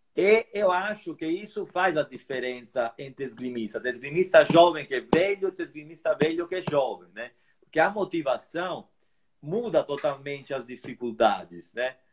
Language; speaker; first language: Portuguese; non-native, fluent; Italian